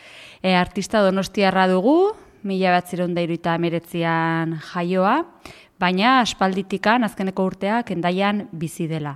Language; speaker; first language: Basque; native; Basque